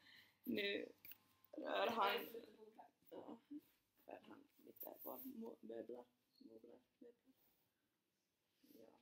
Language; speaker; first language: Swedish; non-native, fluent; Finnish